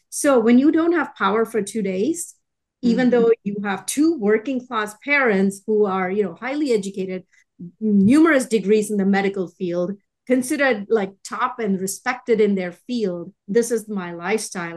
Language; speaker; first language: English; non-native, local second language; Tamil